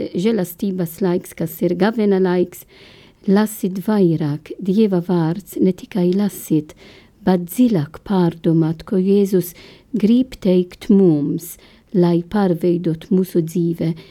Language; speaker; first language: Latvian; non-native, learner; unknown